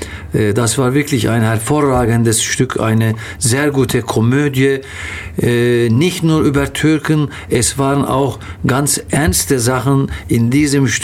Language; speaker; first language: German; non-native, fluent; Turkish